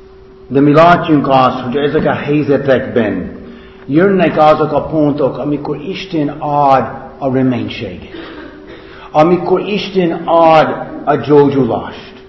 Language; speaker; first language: Hungarian; non-native, fluent; English